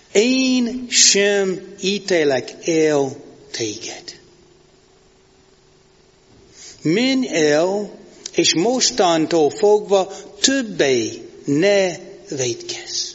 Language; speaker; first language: Hungarian; non-native, fluent; English